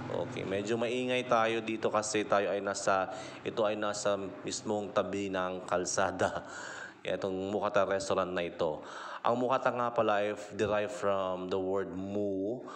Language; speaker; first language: Filipino; native; Filipino